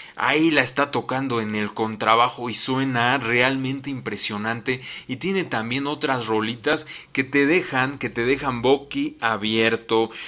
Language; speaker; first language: Spanish; native; Spanish